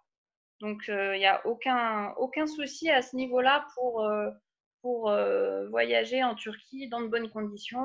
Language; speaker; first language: French; native; French